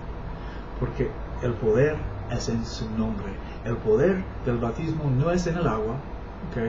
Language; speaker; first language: Spanish; non-native, learner; English